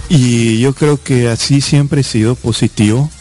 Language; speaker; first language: Spanish; native; Spanish